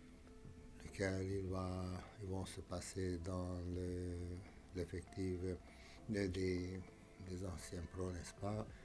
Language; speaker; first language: French; non-native, fluent; Romanian